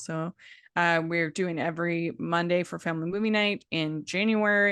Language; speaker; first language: English; native; English